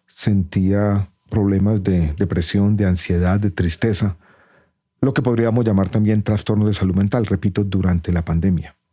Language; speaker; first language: Spanish; native; Spanish